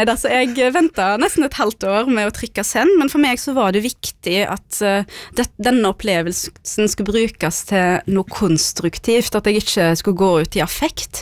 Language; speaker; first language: Norwegian; early bilingual, other home language; Arabic